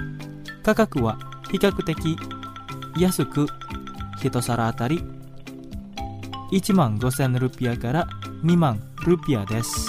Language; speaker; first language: Japanese; non-native, fluent; Indonesian